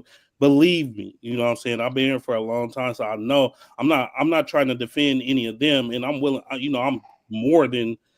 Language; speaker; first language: English; native; English